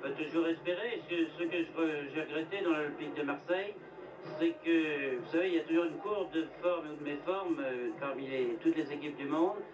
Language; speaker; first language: French; native; French